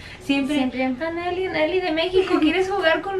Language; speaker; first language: Spanish; native; Spanish